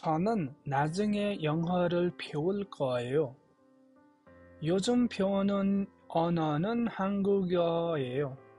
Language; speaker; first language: Korean; non-native, fluent; Nepali